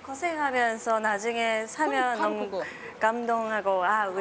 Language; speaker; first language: Korean; non-native, fluent; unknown